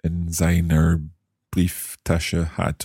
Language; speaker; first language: German; non-native, learner; English